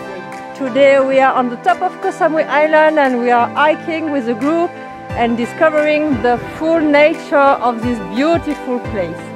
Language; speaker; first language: English; non-native, learner; French